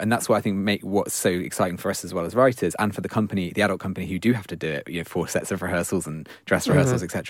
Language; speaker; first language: English; native; English